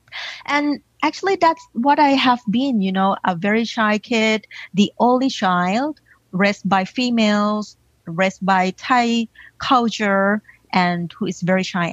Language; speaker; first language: English; non-native, fluent; Thai